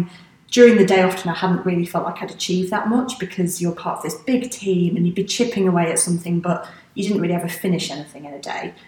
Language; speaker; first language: English; native; English